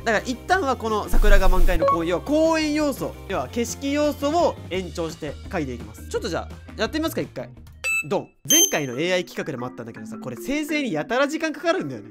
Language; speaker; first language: Japanese; native; Japanese